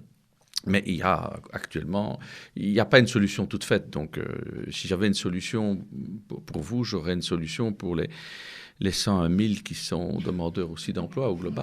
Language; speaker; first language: French; native; French